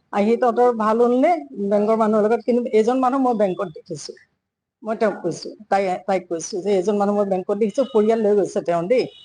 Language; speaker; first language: Assamese; native; Assamese